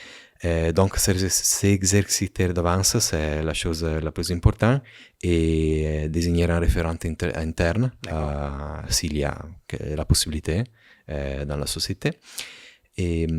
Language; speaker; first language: French; non-native, fluent; Italian